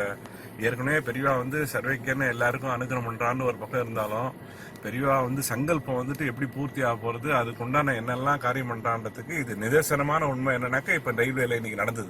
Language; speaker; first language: Tamil; native; Tamil